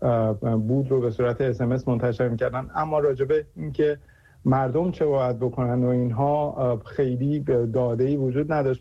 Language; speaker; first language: Persian; native; Persian